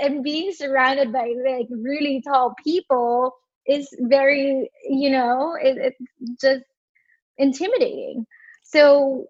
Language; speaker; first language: English; non-native, local second language; Filipino